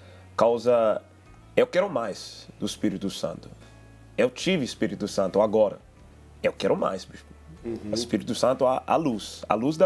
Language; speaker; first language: Portuguese; non-native, learner; English